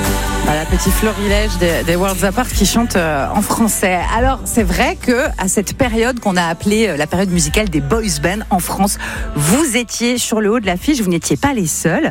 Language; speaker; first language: French; native; French